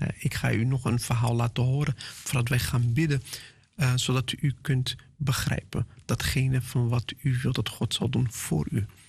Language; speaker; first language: Dutch; non-native, fluent; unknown